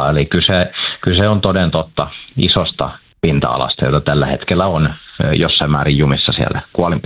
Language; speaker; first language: Finnish; native; Finnish